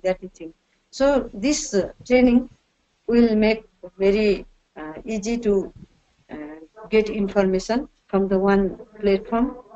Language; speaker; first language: English; non-native, learner; Nepali